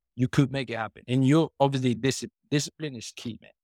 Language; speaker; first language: English; non-native, fluent; Spanish